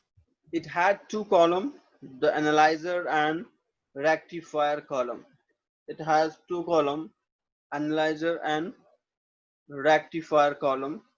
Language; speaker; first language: English; non-native, local second language; Hindi